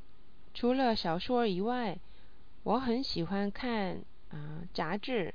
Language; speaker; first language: Chinese; non-native, learner; English